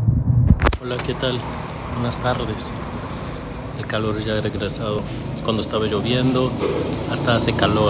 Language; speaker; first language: Spanish; non-native, fluent; Chinese